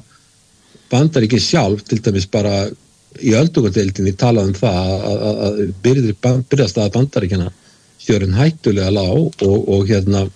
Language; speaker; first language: Icelandic; native; Icelandic